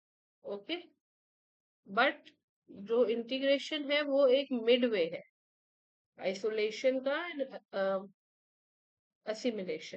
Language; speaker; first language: Hindi; native; Hindi